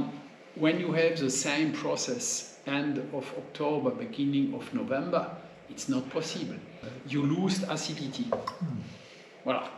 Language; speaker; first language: English; non-native, learner; French